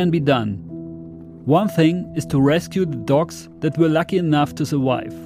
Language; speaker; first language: English; non-native, fluent; German